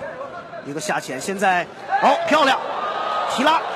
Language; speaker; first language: Chinese; native; Chinese